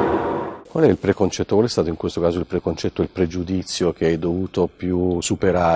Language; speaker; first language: Italian; native; Italian